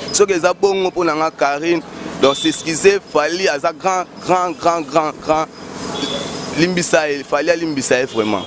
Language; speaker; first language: Lingala; native; Lingala